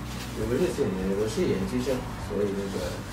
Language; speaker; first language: Chinese; non-native, learner; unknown